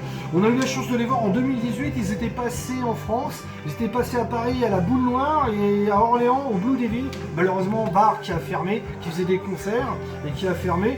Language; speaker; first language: French; native; French